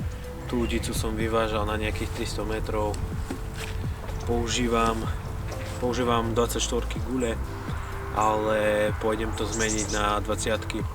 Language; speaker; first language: Slovak; native; Slovak